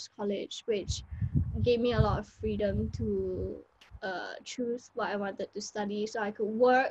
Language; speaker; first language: English; native; English